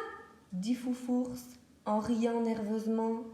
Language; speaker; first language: French; native; French